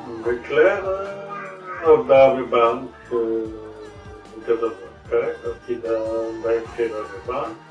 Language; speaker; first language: Hebrew; non-native, fluent; Arabic